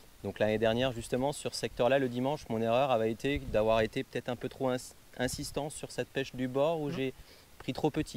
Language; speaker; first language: French; native; French